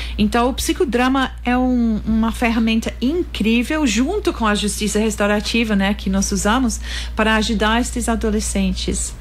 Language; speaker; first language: Portuguese; non-native, fluent; English